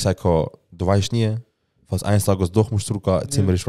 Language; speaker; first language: German; native; German